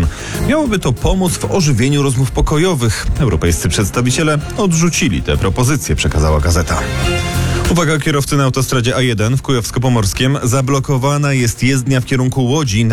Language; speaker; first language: Polish; native; Polish